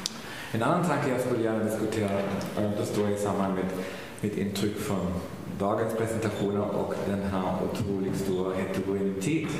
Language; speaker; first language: Swedish; non-native, fluent; German